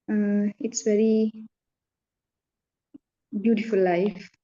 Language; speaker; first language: English; non-native, learner; Tamil